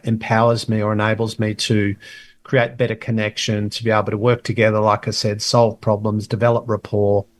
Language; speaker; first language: English; native; English